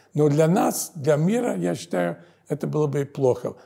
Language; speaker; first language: Russian; non-native, fluent; English